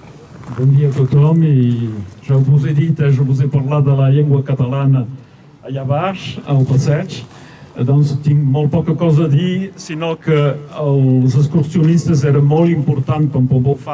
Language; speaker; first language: Catalan; non-native, local second language; French